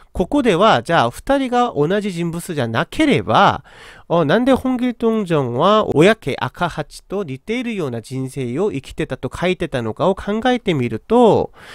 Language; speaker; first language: Japanese; non-native, fluent; Korean